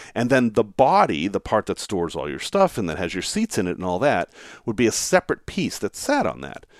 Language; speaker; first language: English; native; English